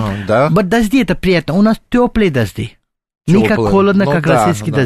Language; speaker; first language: Russian; non-native, learner; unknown